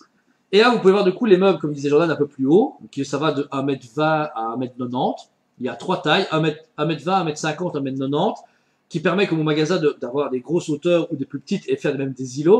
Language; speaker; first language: French; native; French